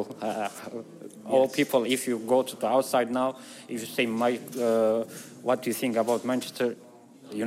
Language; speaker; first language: English; non-native, learner; Turkish